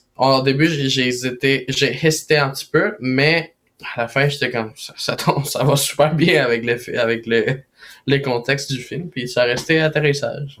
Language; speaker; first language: French; non-native, fluent; Spanish